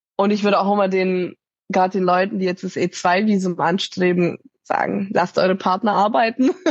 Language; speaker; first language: German; native; German